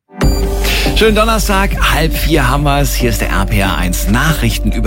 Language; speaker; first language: German; native; German